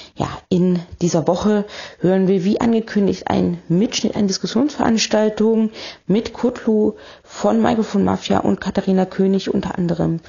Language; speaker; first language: German; native; German